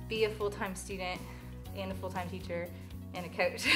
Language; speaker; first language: English; native; English